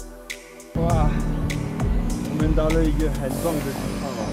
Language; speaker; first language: Chinese; non-native, fluent; French